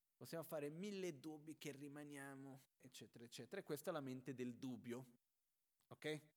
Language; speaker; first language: Italian; non-native, fluent; Portuguese